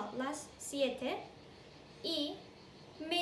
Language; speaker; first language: Spanish; non-native, fluent; Turkish